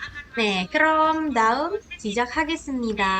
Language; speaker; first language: Korean; non-native, fluent; Indonesian